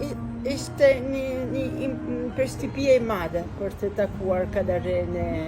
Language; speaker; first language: Albanian; non-native, learner; Italian